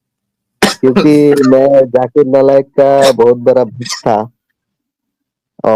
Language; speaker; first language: Hindi; non-native, local second language; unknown